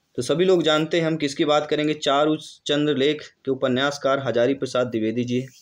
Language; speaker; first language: Hindi; native; Hindi